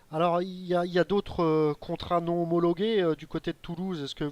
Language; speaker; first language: French; native; French